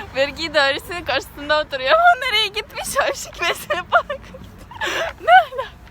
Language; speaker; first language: Turkish; non-native, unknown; Russian